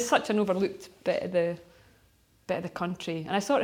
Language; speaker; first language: English; native; English